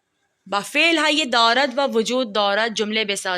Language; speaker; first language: Persian; non-native, fluent; Urdu